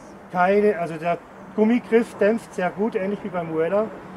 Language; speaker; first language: German; native; German